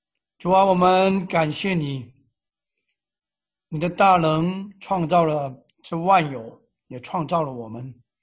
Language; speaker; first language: Chinese; native; Chinese